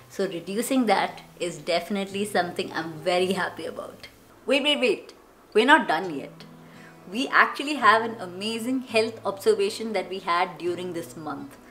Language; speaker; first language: English; non-native, local second language; Malayalam